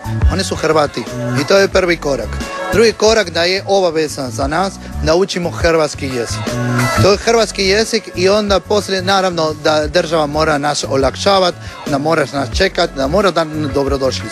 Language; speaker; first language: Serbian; non-native, learner; Spanish